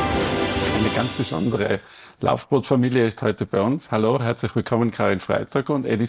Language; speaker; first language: German; native; German